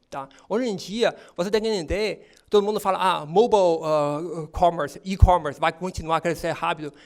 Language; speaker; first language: Portuguese; non-native, fluent; Chinese